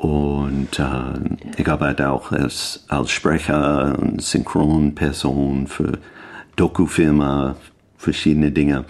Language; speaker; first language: German; non-native, learner; English